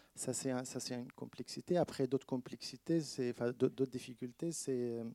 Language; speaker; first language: French; non-native, fluent; Arabic